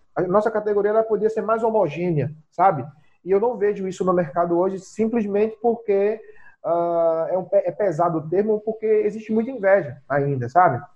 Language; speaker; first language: Portuguese; native; Portuguese